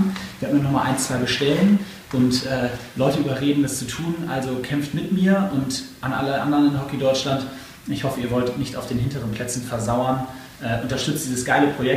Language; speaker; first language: German; native; German